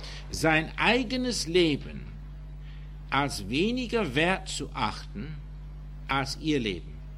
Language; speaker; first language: German; non-native, fluent; English